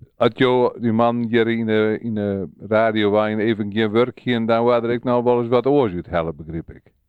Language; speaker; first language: Dutch; non-native, local second language; Western Frisian